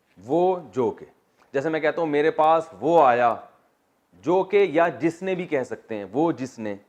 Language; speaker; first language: Urdu; native; Urdu